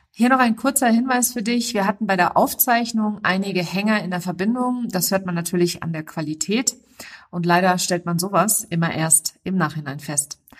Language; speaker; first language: German; native; German